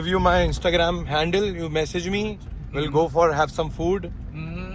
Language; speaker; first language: English; non-native, local second language; Hindi